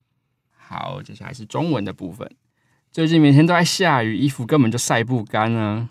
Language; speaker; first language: Chinese; native; Chinese